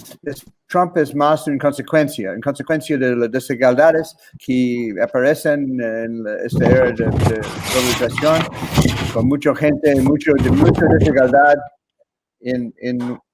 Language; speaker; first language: Spanish; non-native, fluent; English